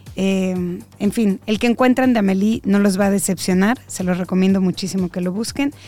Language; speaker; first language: Spanish; native; Spanish